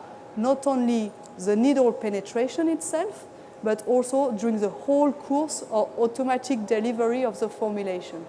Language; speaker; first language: English; non-native, fluent; French